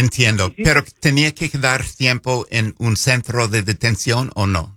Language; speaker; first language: Spanish; non-native, fluent; English